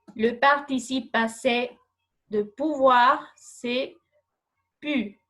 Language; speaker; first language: French; non-native, fluent; Spanish